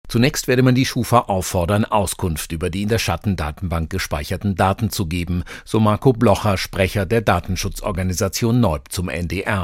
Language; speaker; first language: German; native; German